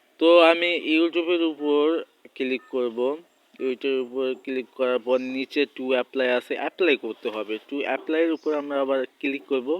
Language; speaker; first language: Bangla; native; Bangla